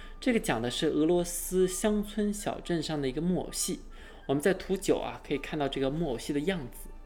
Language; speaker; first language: Chinese; native; Chinese